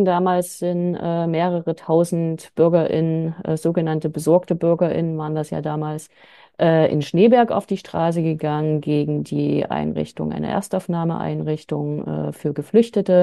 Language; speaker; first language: German; native; German